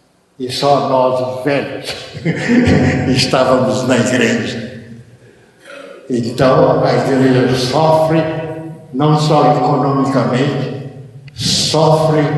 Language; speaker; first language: Portuguese; early bilingual, other home language; Japanese